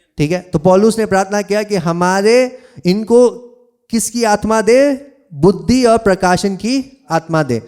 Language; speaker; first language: Hindi; non-native, local second language; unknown